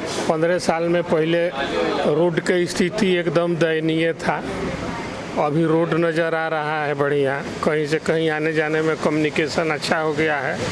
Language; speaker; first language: Hindi; non-native, local second language; Magahi